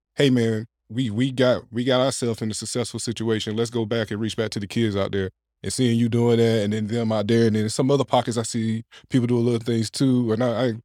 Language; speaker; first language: English; native; English